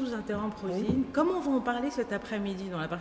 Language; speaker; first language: French; native; French